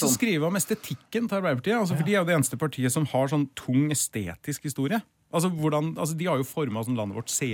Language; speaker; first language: Norwegian; native; Norwegian